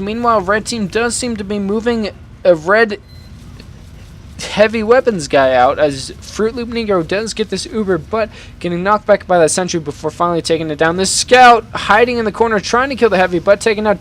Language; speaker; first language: English; native; English